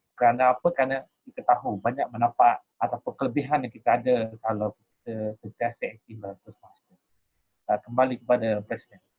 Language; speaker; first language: Malay; native; Malay